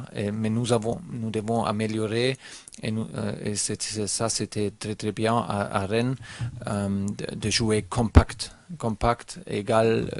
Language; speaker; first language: French; non-native, learner; German